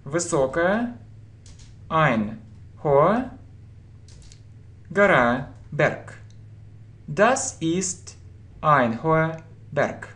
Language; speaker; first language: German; non-native, fluent; Russian